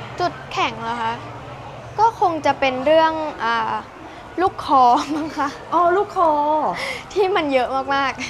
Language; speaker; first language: Thai; native; Thai